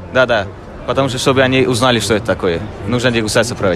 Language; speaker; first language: Russian; non-native, learner; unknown